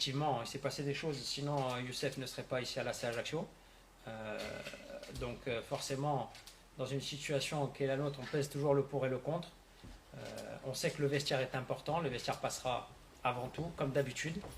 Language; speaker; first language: French; native; French